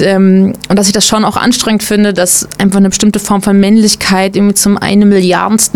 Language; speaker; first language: German; native; German